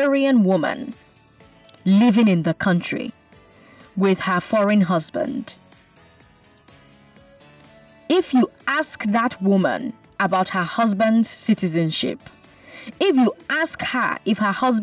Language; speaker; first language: English; non-native, local second language; Igbo